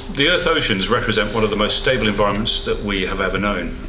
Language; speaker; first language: English; native; English